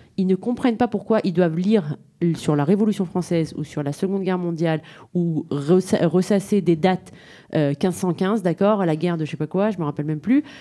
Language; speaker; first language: French; native; French